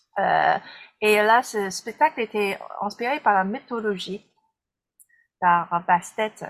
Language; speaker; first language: French; non-native, fluent; English